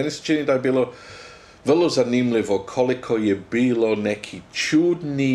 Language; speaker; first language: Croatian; non-native, fluent; English